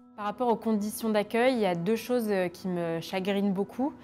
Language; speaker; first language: French; native; French